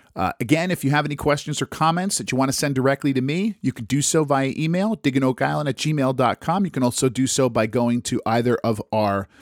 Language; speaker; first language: English; native; English